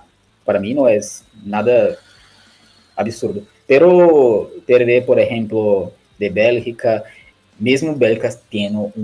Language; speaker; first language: Spanish; non-native, learner; Portuguese